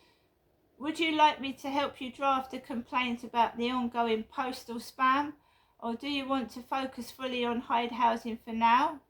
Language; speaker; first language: English; native; English